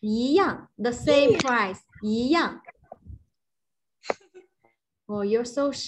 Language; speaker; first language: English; non-native, fluent; Chinese